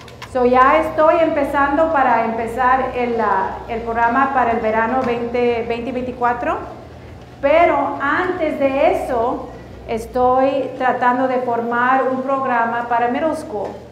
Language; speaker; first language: Spanish; early bilingual, heritage; Spanish